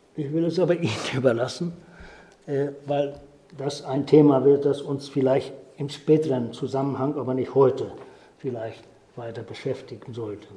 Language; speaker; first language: German; native; German